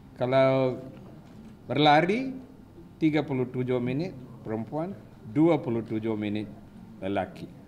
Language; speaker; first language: Malay; non-native, local second language; Tamil